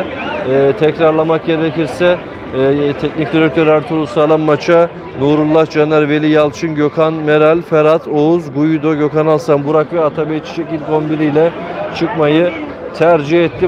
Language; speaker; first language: Turkish; native; Turkish